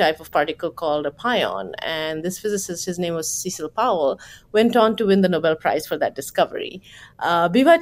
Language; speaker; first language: English; non-native, local second language; Bangla